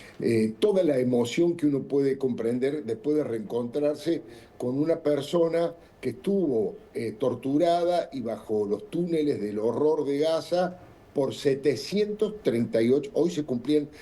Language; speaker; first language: Spanish; native; Spanish